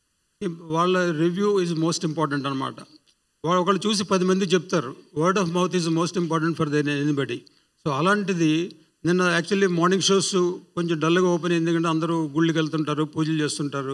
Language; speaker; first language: Telugu; native; Telugu